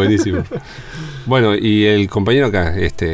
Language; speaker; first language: Spanish; native; Spanish